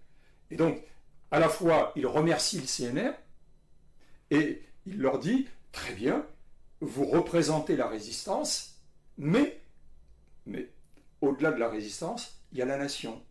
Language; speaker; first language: French; native; French